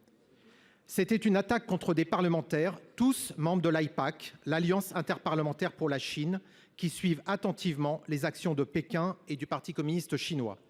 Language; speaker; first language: French; native; French